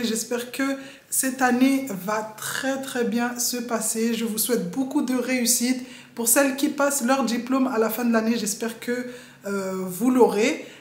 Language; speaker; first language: French; non-native, local second language; Comorian